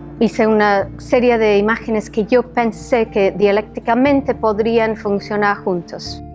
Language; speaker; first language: Spanish; non-native, fluent; English